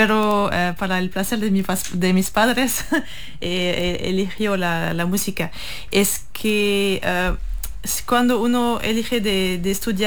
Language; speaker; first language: Spanish; non-native, fluent; French